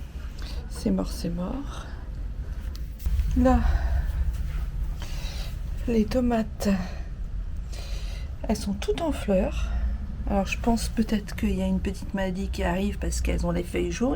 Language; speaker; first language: French; native; French